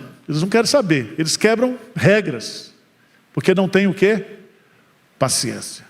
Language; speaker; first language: Portuguese; native; Portuguese